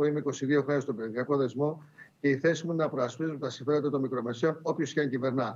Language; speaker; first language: Greek; native; Greek